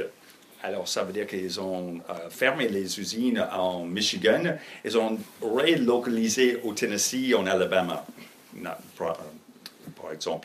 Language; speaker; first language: French; non-native, fluent; English